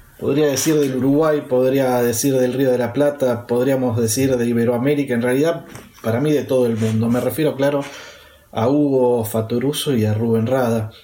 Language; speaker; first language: Spanish; native; Spanish